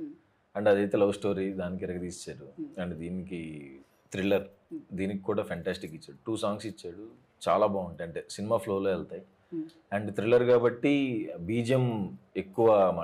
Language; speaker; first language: Telugu; native; Telugu